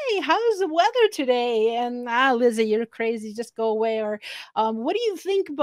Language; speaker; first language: English; non-native, fluent; Spanish